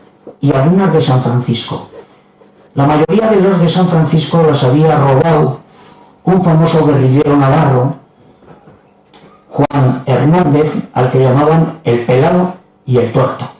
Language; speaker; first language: Spanish; native; Spanish